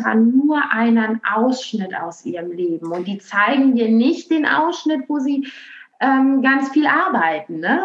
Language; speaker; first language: German; native; German